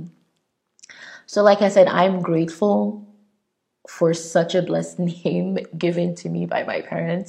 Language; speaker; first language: English; non-native, local second language; Igbo